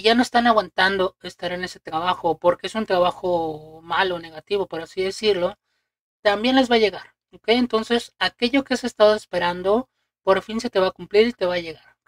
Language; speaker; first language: Spanish; native; Spanish